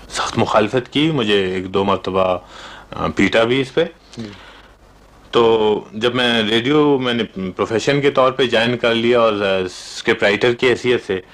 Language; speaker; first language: Urdu; non-native, local second language; Pashto